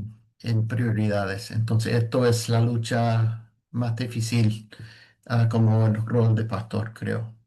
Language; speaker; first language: Spanish; non-native, fluent; English